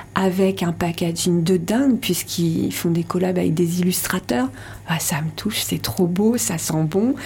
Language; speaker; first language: French; native; French